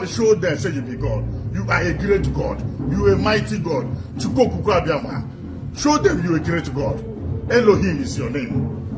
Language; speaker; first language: Nigerian Pidgin; non-native, local second language; Igbo